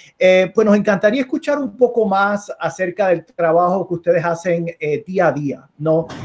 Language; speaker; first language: Spanish; native; Spanish